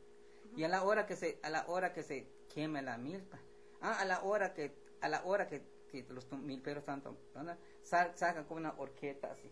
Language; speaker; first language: Spanish; non-native, local second language; Yucateco